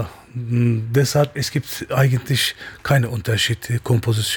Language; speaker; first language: German; non-native, learner; Turkish